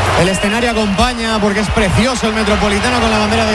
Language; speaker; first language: Spanish; native; Spanish